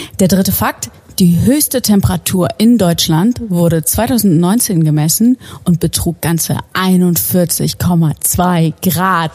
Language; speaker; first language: German; native; German